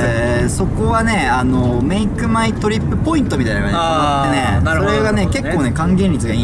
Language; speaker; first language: Japanese; native; Japanese